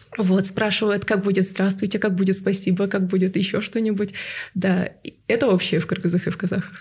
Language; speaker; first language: Russian; non-native, local second language; Tuvinian